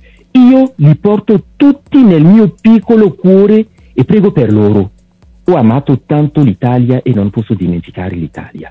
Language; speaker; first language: Italian; non-native, local second language; French